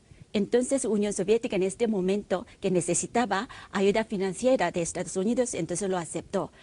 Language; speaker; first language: Spanish; non-native, fluent; Korean